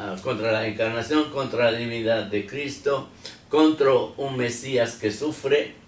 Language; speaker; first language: Spanish; non-native, fluent; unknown